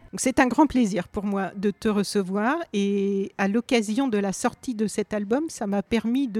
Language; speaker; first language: French; native; French